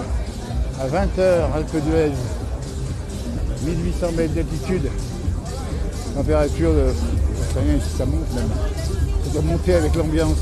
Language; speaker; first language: French; native; French